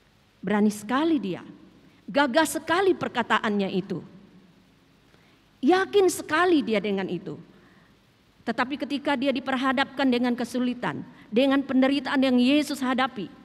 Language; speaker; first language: Indonesian; native; Indonesian